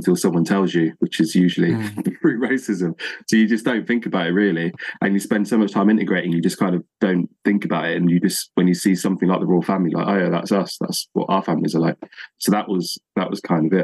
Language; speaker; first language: English; native; English